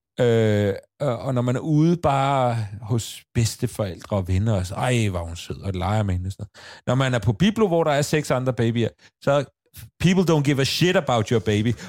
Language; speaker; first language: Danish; native; Danish